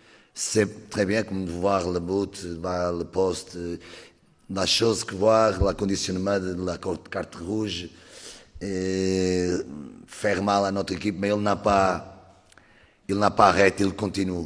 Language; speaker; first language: French; non-native, learner; Portuguese